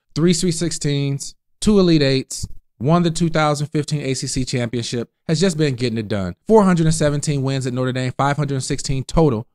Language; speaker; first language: English; native; English